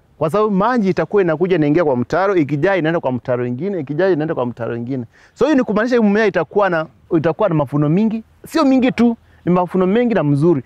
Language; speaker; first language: Swahili; non-native, local second language; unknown